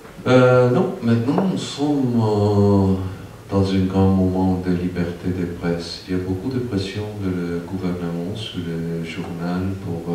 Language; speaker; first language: French; non-native, fluent; Spanish